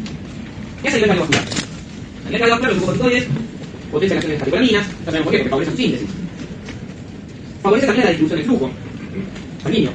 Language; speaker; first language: Spanish; native; Spanish